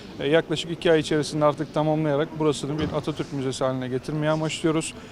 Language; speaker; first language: Turkish; native; Turkish